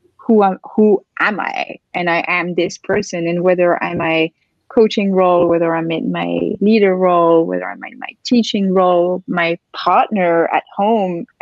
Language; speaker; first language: English; non-native, fluent; French